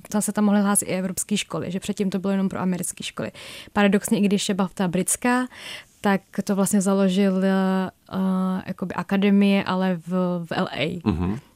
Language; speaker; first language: Czech; early bilingual, other home language; Vietnamese